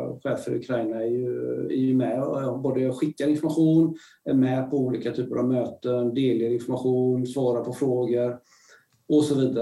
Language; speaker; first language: Swedish; native; Swedish